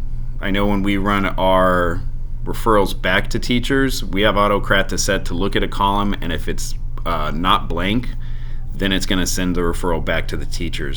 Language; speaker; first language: English; native; English